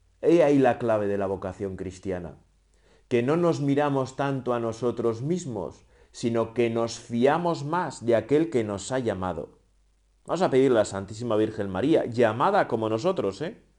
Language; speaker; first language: Spanish; native; Spanish